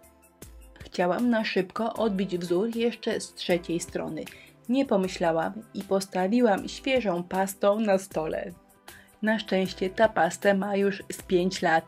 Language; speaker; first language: Polish; native; Polish